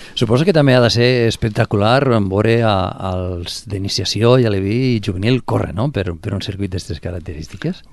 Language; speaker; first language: Catalan; native; Catalan